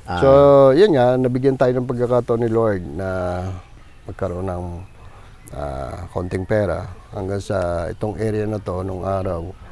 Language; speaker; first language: Filipino; native; Filipino